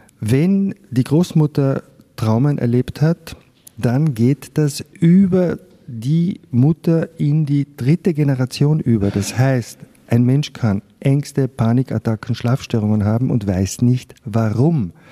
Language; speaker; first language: German; native; German